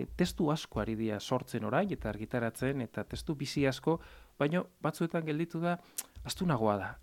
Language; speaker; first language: Basque; native; Basque